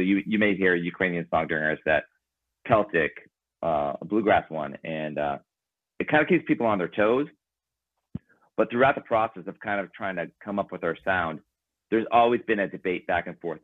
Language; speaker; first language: English; early bilingual, other home language; Ukrainian